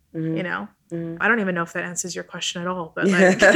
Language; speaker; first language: English; non-native, fluent; Italian